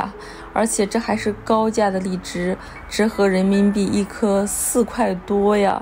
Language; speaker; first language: Chinese; native; Chinese